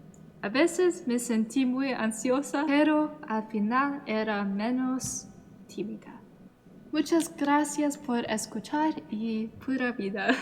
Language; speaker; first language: Spanish; non-native, learner; English